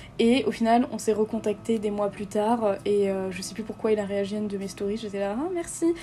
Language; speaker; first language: French; native; French